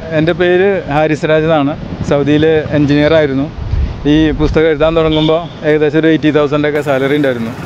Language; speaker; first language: Malayalam; native; Malayalam